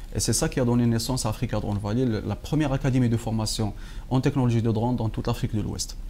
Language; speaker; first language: French; non-native, local second language; Arabic